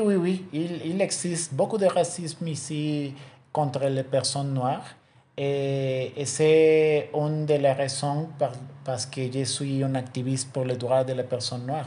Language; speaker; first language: French; non-native, learner; Spanish